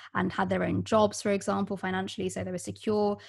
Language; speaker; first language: English; native; English